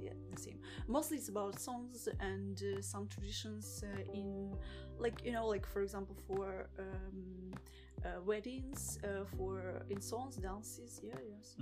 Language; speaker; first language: English; non-native, fluent; Russian